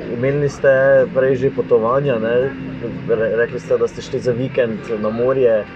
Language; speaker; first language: Slovenian; native; Slovenian